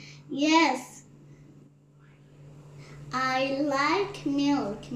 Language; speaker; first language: English; non-native, learner; Turkish